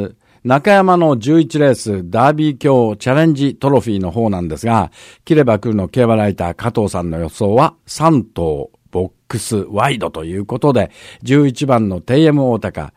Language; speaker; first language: Japanese; native; Japanese